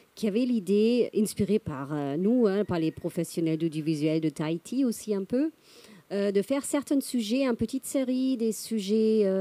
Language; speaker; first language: French; non-native, fluent; German